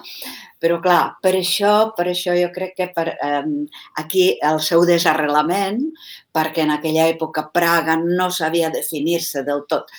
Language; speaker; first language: Catalan; non-native, fluent; Czech